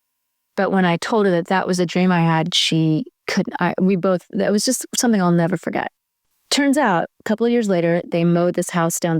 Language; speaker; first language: English; native; English